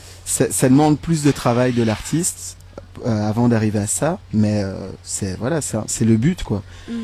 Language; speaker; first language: French; native; French